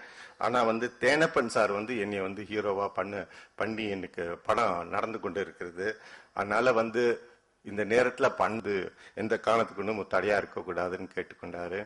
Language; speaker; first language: Tamil; native; Tamil